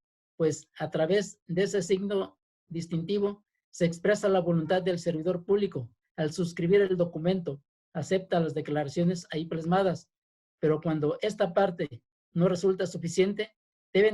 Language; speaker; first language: Spanish; native; Spanish